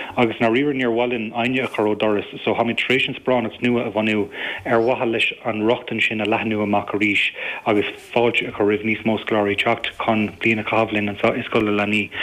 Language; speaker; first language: Irish; native; Irish